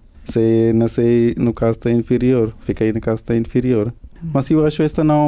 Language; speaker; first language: Portuguese; non-native, learner; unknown